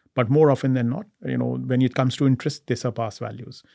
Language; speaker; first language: English; non-native, local second language; Hindi